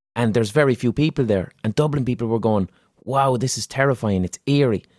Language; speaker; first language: English; native; English